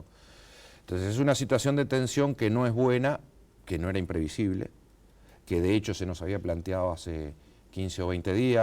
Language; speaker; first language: Spanish; native; Spanish